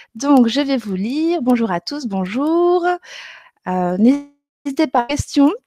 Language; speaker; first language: French; native; French